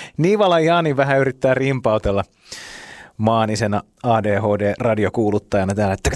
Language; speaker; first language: Finnish; native; Finnish